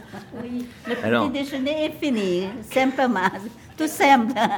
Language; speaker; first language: French; non-native, fluent; Lao